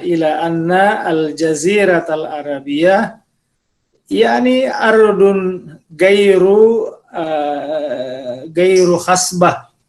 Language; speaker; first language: Arabic; non-native, fluent; Indonesian